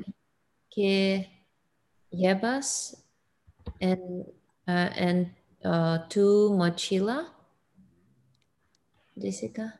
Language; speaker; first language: Spanish; non-native, learner; English